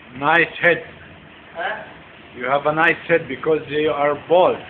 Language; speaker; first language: English; non-native, learner; Turkish